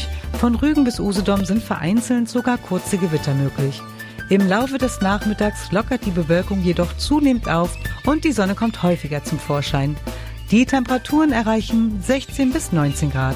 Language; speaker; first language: German; native; German